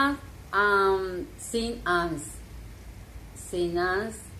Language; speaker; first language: Catalan; non-native, learner; Spanish